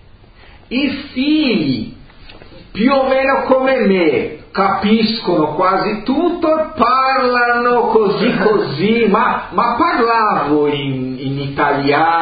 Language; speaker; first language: Italian; early bilingual, heritage; Italian